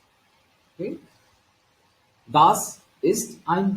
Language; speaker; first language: German; non-native, fluent; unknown